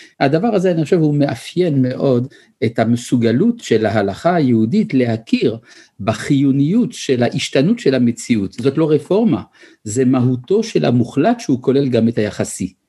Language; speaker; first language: Hebrew; early bilingual, other home language; French